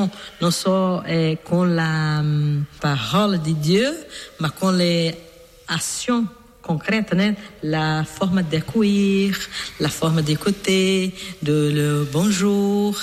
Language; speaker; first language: French; non-native, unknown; Portuguese